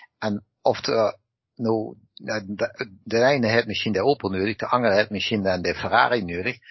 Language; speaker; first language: Dutch; native; Dutch